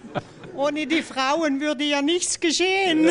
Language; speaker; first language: German; non-native, fluent; French